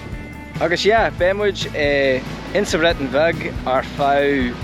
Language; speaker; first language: Irish; non-native, local second language; English